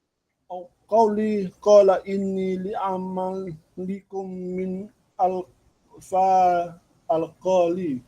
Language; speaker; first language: Arabic; non-native, fluent; Malay